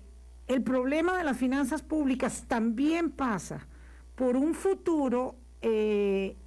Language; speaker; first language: Spanish; native; Spanish